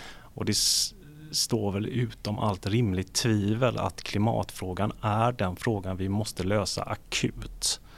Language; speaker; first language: Swedish; native; Swedish